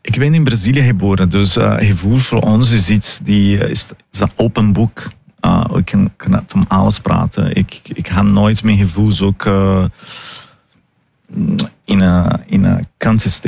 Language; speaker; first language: Dutch; early bilingual, heritage; Portuguese